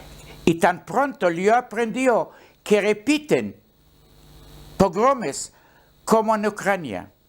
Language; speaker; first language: Spanish; non-native, learner; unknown